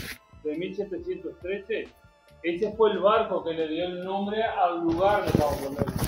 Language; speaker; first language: Spanish; native; Spanish